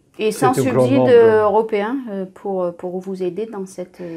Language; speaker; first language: French; native; French